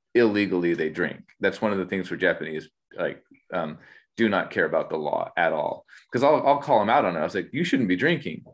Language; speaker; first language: English; native; English